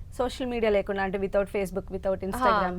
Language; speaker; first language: Telugu; native; Telugu